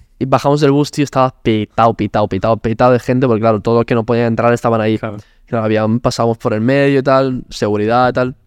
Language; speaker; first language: Spanish; early bilingual, other home language; Italian